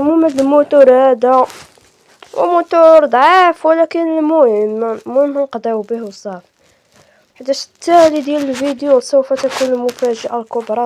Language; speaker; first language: Arabic; native; Arabic